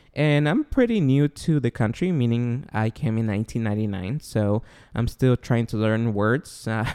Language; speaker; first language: English; non-native, fluent; Spanish